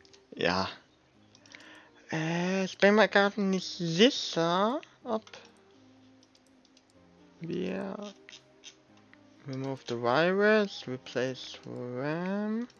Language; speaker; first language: German; native; German